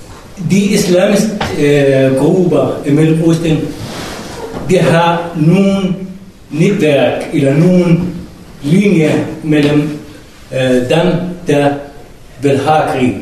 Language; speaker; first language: Danish; non-native, learner; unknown